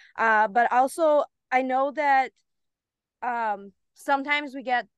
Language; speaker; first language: English; early bilingual, other home language; Bulgarian